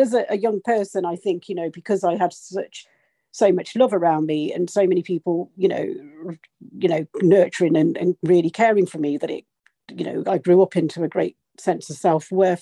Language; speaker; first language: English; native; English